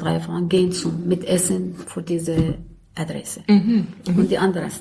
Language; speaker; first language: German; non-native, learner; Arabic